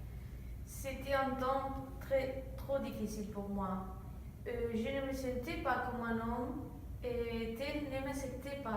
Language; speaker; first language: French; non-native, learner; Spanish